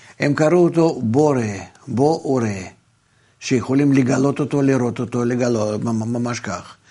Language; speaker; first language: Hebrew; non-native, fluent; Russian